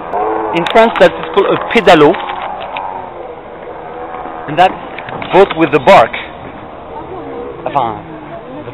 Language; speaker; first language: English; non-native, fluent; French